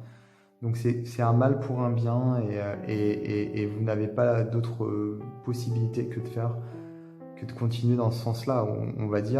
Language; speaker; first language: French; native; French